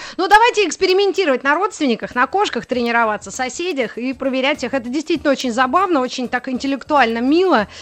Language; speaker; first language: Russian; native; Russian